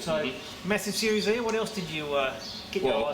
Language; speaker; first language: English; native; English